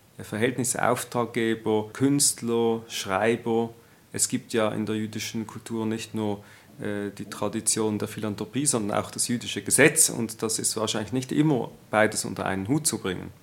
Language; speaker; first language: German; native; German